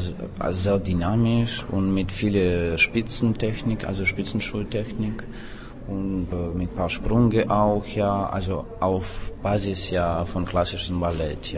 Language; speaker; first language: German; non-native, fluent; Russian